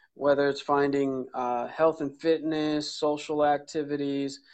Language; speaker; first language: English; native; English